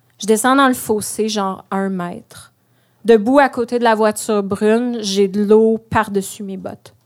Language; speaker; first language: French; native; French